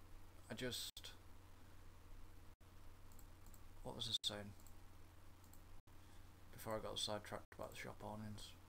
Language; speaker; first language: English; native; English